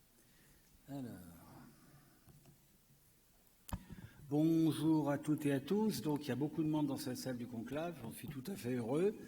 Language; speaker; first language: French; native; French